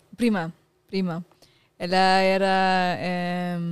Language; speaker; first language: Portuguese; non-native, fluent; German